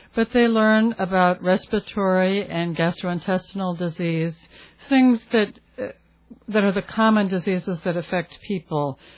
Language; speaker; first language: English; native; English